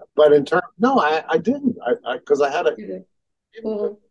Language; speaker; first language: English; native; English